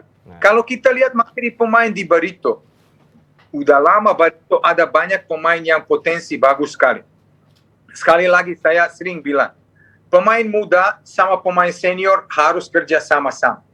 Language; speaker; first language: Indonesian; non-native, fluent; Serbian